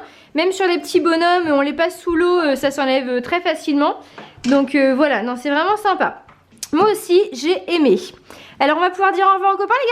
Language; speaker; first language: French; native; French